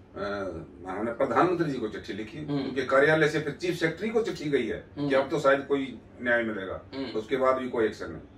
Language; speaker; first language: Hindi; native; Hindi